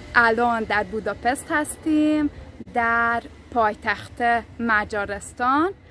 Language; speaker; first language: Persian; non-native, fluent; Hungarian